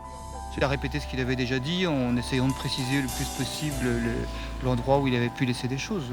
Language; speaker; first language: French; native; French